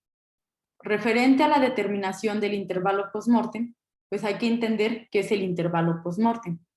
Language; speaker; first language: Spanish; native; Spanish